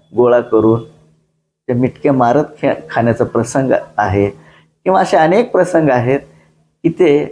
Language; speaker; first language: Marathi; non-native, local second language; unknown